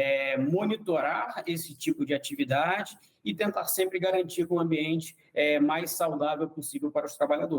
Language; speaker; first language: Portuguese; native; Portuguese